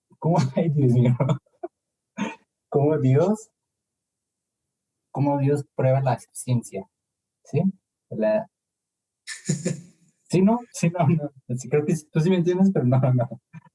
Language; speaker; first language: Spanish; early bilingual, heritage; English